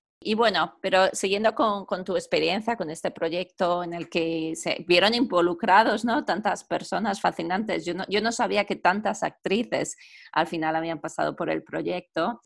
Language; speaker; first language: Spanish; native; Spanish